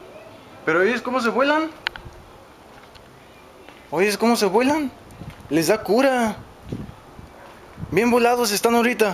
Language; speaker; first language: Spanish; native; Spanish